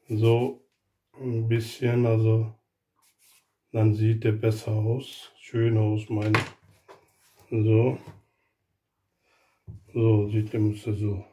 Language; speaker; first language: German; non-native, learner; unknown